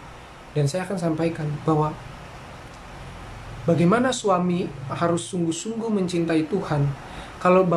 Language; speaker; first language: Indonesian; native; Indonesian